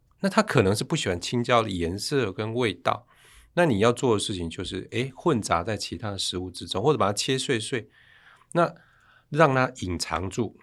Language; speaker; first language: Chinese; native; Chinese